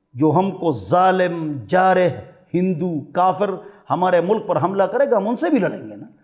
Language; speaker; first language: Urdu; non-native, local second language; Pashto